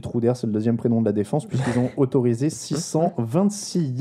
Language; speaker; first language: French; native; French